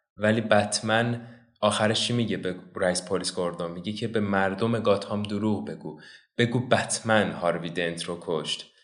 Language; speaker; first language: Persian; non-native, local second language; Azerbaijani